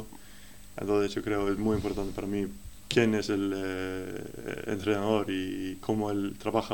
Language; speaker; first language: Spanish; non-native, learner; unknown